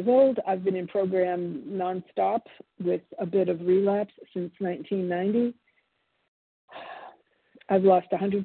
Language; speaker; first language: English; early bilingual, other home language; Italian